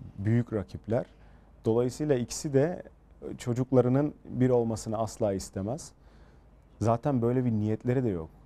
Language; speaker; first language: Turkish; early bilingual, heritage; Turkish